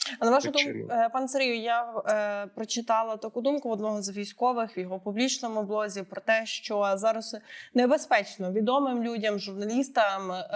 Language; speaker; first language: Ukrainian; native; Ukrainian